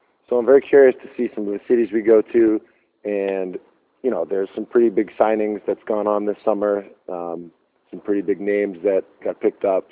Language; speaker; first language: English; native; English